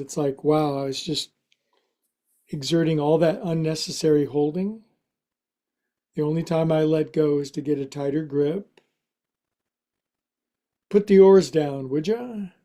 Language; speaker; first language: English; native; English